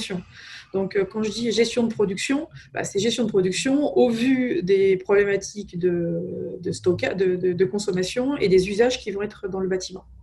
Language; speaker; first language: French; native; French